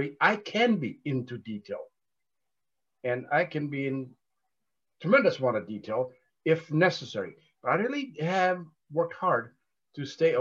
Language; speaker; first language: English; non-native, local second language; Gujarati